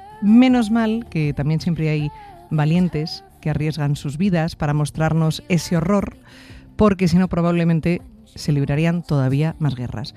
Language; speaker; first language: Spanish; native; Spanish